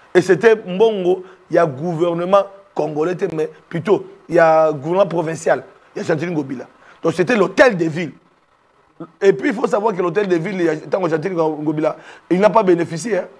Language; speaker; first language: French; non-native, local second language; Lingala